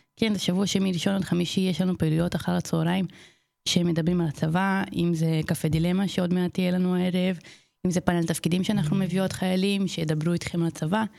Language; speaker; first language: Hebrew; non-native, fluent; Portuguese